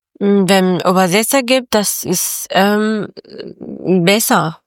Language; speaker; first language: German; non-native, learner; Persian